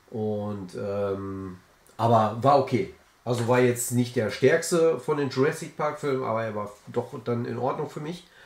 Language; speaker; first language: German; native; German